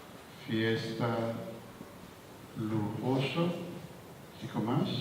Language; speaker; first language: Spanish; non-native, learner; Papiamento